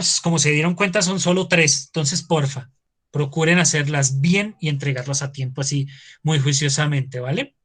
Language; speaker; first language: Spanish; native; Spanish